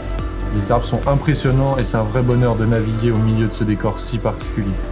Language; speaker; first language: French; native; French